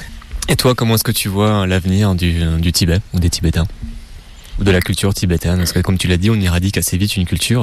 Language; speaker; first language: French; native; French